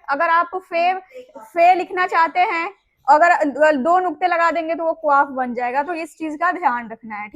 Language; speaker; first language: Hindi; native; Hindi